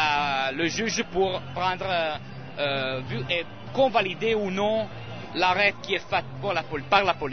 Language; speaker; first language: French; non-native, learner; Italian